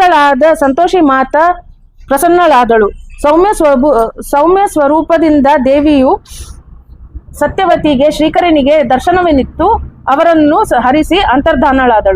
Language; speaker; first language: Kannada; native; Kannada